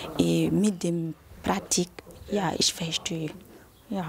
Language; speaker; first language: German; non-native, learner; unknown